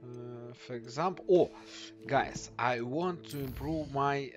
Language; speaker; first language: English; non-native, learner; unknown